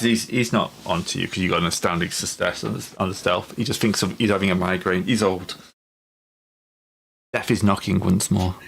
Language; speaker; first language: English; native; English